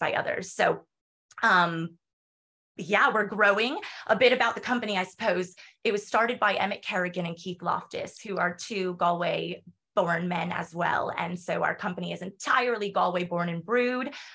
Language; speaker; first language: English; native; English